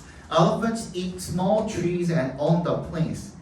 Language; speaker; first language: English; non-native, fluent; Korean